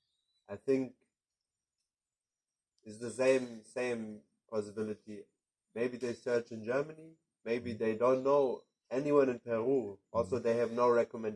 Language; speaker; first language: English; non-native, fluent; German